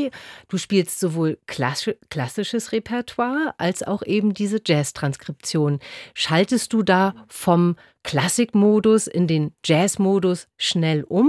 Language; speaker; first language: German; native; German